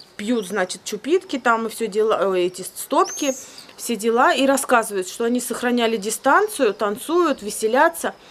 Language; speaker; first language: Russian; native; Russian